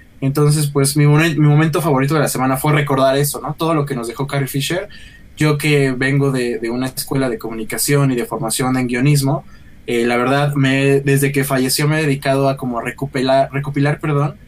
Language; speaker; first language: Spanish; native; Spanish